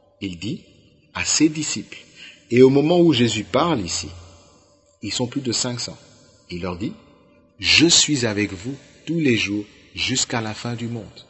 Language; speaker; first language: French; non-native, local second language; Lingala